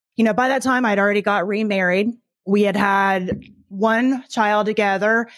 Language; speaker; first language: English; native; English